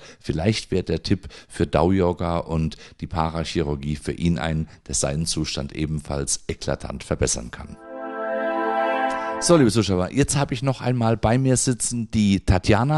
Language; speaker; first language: German; native; German